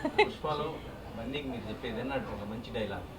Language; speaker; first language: Telugu; native; Telugu